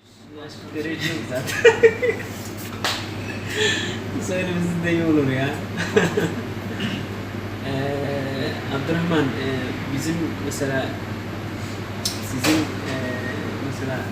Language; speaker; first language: Turkish; non-native, learner; Somali